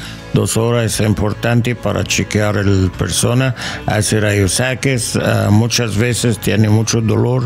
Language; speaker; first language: Spanish; non-native, fluent; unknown